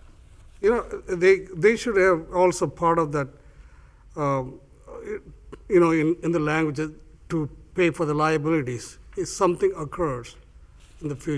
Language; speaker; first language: English; non-native, fluent; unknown